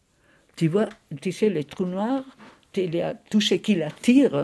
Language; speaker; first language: French; non-native, fluent; Spanish